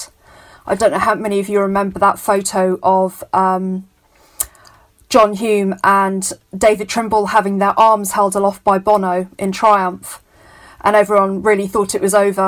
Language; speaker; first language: English; native; English